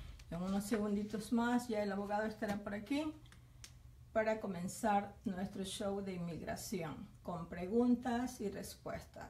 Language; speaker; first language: Spanish; native; Spanish